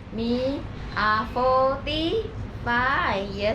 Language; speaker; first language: English; non-native, learner; Thai